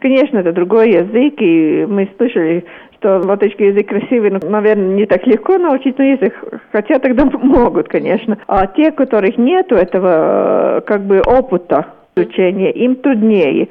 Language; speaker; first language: Russian; non-native, local second language; Latvian